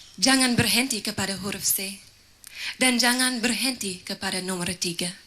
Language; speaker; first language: Malay; non-native, fluent; English